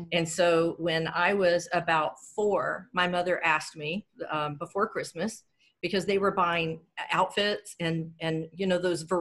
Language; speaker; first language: English; native; English